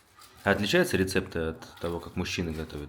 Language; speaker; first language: Russian; native; Russian